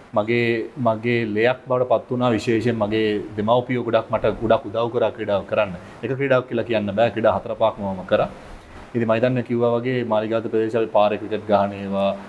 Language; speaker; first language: Sinhala; non-native, local second language; Tamil